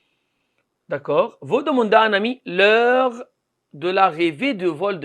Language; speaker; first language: French; non-native, fluent; Arabic